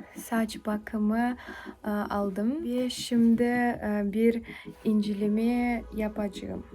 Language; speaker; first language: Turkish; non-native, learner; Kazakh